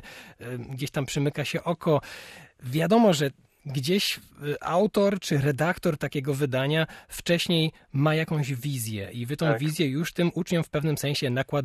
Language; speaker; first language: Polish; native; Polish